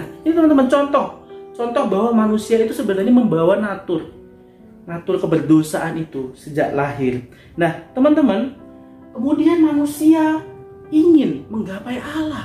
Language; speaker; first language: Indonesian; native; Indonesian